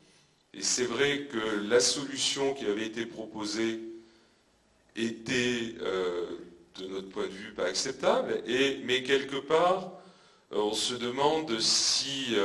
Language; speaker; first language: French; native; French